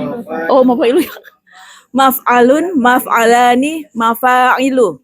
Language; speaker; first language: Arabic; non-native, learner; Indonesian